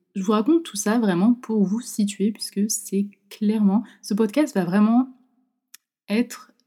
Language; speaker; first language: French; native; French